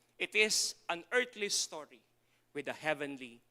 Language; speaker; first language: English; non-native, local second language; Filipino